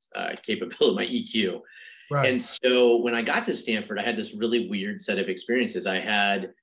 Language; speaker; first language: English; native; English